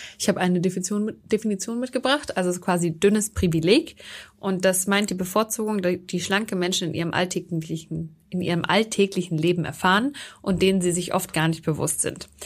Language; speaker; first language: German; native; German